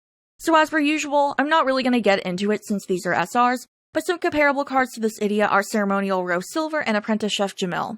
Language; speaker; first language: English; native; English